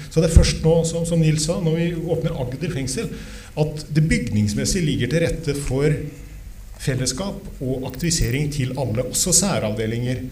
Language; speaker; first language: Norwegian; native; Norwegian